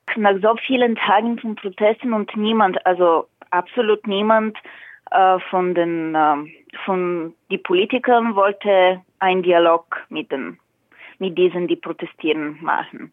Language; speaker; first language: German; non-native, fluent; Bulgarian